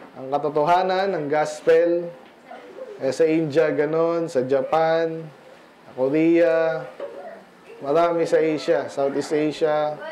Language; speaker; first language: Filipino; native; Filipino